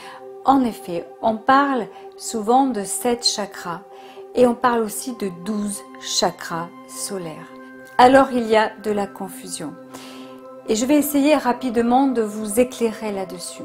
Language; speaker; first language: French; native; French